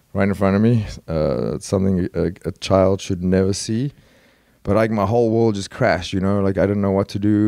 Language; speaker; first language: English; native; English